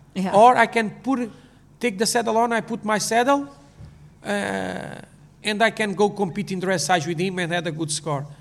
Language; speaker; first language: English; non-native, learner; Portuguese